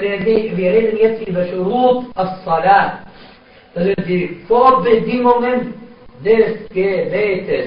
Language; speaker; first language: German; non-native, fluent; Arabic